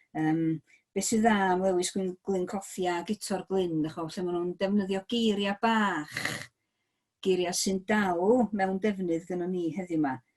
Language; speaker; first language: Welsh; native; Welsh